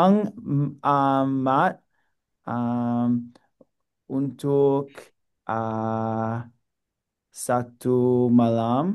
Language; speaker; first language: Indonesian; non-native, learner; English